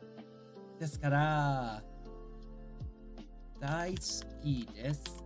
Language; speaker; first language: Japanese; non-native, learner; English